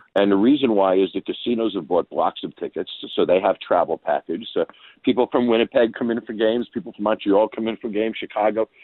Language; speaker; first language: English; native; English